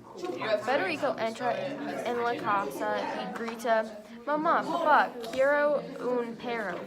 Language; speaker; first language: Spanish; non-native, learner; English